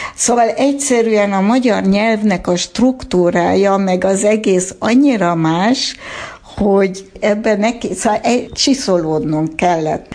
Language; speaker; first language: Hungarian; early bilingual, heritage; Hungarian